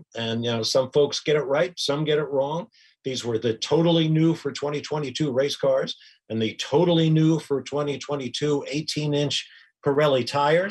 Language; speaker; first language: English; native; English